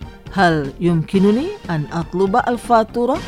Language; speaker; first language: Arabic; non-native, fluent; Indonesian